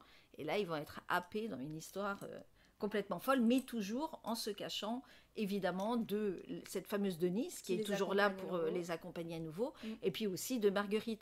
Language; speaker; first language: French; native; French